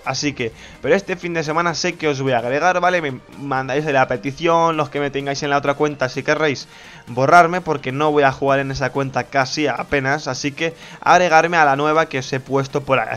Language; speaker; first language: Spanish; native; Spanish